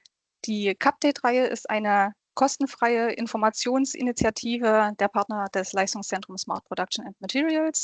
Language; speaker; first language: German; native; German